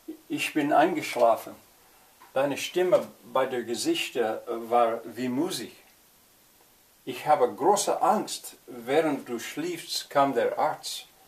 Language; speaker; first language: German; non-native, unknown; English